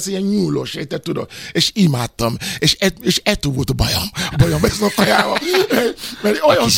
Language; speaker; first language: Hungarian; non-native, fluent; Yoruba